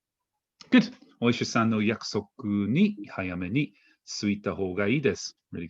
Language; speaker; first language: Japanese; non-native, fluent; English